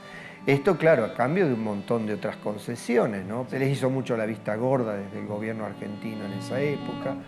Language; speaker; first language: Spanish; native; Spanish